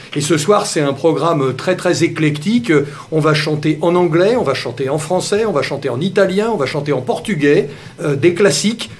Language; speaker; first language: French; native; French